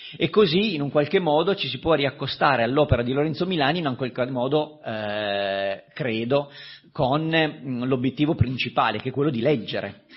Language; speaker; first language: Italian; native; Italian